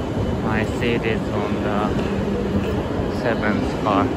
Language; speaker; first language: English; non-native, learner; Japanese